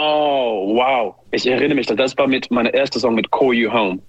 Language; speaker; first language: German; non-native, fluent; English